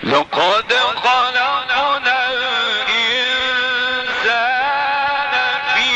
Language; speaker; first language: Arabic; native; Arabic